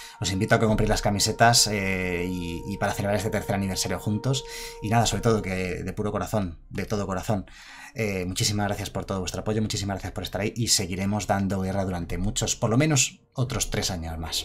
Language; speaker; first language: Spanish; native; Spanish